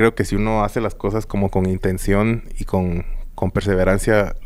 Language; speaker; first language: Spanish; native; Spanish